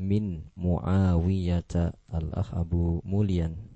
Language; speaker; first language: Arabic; non-native, fluent; Indonesian